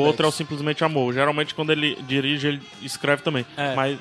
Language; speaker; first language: Portuguese; native; Portuguese